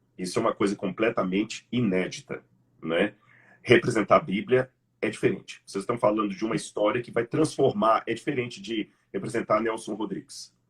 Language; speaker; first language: Portuguese; native; Portuguese